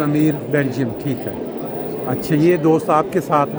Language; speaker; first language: Urdu; native; Urdu